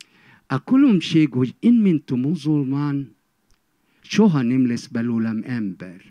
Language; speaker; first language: Hungarian; non-native, fluent; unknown